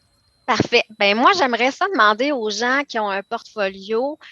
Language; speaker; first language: French; native; French